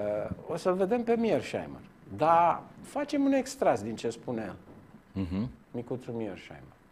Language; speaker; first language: Romanian; native; Romanian